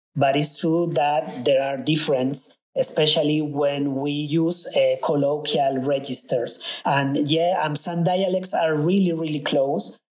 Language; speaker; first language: English; non-native, fluent; Spanish